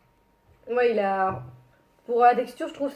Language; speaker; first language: French; native; French